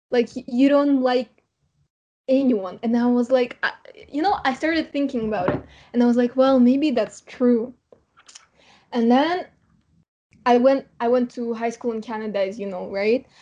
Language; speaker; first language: English; non-native, fluent; Kazakh